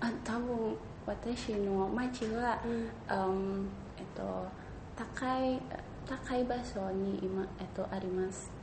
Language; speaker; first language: Japanese; non-native, learner; Indonesian